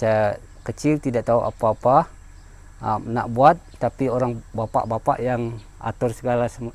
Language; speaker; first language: Indonesian; non-native, local second language; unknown